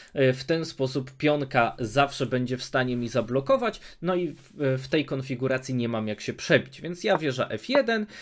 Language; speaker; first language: Polish; native; Polish